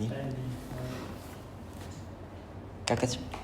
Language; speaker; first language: French; non-native, learner; Khmer